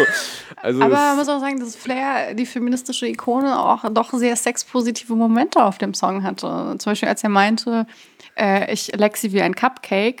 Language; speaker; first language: German; early bilingual, other home language; Persian